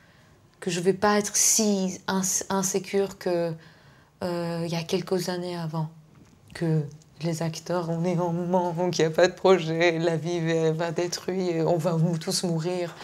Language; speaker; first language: French; non-native, fluent; Persian